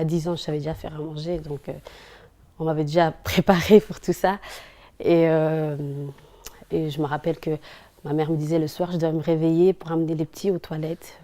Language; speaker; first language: French; early bilingual, other home language; Somali